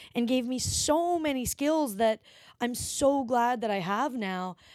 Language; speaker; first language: English; native; English